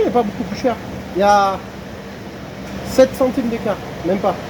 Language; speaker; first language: French; native; French